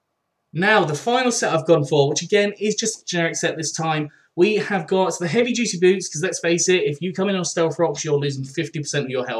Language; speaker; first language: English; native; English